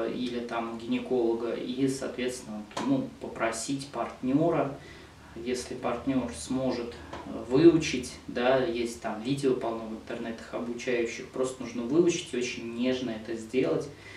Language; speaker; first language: Russian; native; Russian